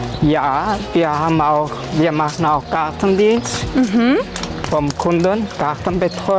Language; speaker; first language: German; early bilingual, other home language; Turkish